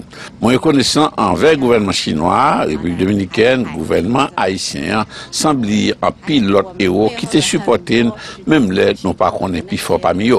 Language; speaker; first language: French; early bilingual, heritage; Haitian Creole